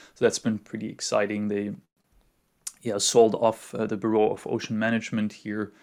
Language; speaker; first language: English; non-native, fluent; German